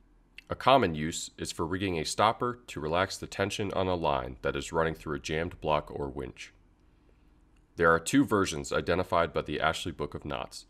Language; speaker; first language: English; native; English